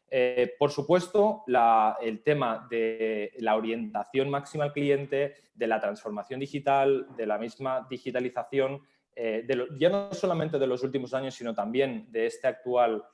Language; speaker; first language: Spanish; native; Spanish